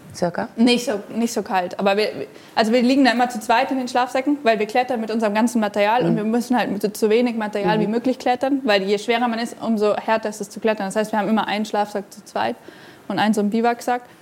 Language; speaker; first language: German; native; German